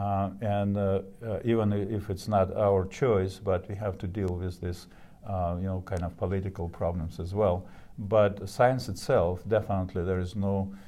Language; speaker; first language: English; non-native, fluent; Russian